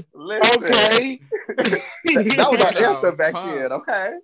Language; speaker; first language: English; native; English